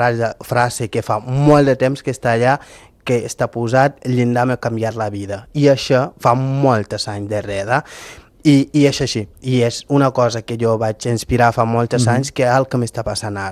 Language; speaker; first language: Catalan; non-native, local second language; Fula